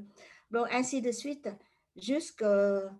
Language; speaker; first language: French; non-native, fluent; Vietnamese